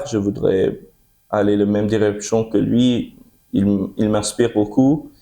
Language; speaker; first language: French; early bilingual, heritage; French